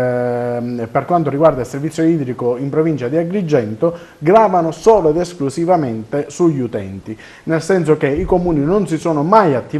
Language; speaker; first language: Italian; native; Italian